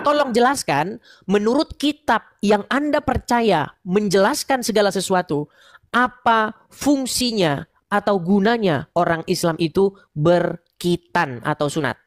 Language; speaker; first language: Indonesian; native; Indonesian